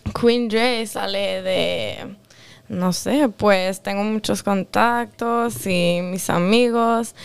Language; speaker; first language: Spanish; non-native, local second language; French